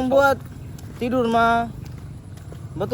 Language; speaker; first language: Indonesian; non-native, learner; Bangla